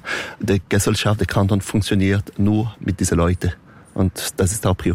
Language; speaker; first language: German; non-native, local second language; French